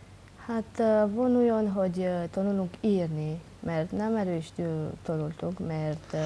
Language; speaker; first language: Hungarian; non-native, local second language; Romanian